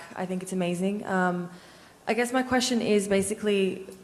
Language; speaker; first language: English; non-native, fluent; Turkish